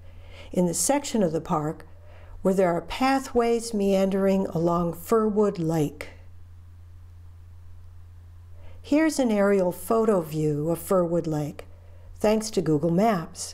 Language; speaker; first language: English; native; English